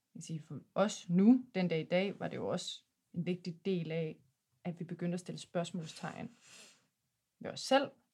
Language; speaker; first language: Danish; native; Danish